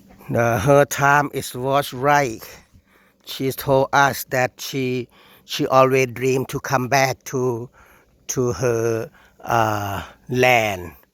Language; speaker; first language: English; non-native, learner; Thai